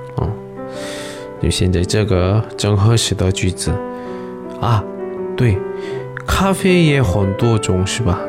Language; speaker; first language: Chinese; non-native, learner; Korean